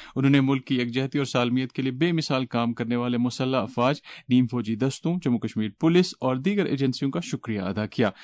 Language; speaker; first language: Urdu; non-native, local second language; Kashmiri